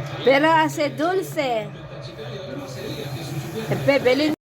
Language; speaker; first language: Spanish; non-native, learner; Filipino